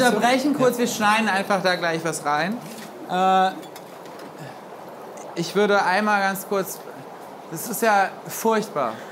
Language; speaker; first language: German; native; German